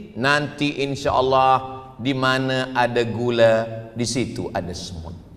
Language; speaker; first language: Malay; native; Malay